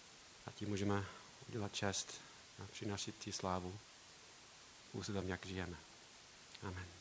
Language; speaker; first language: Czech; non-native, learner; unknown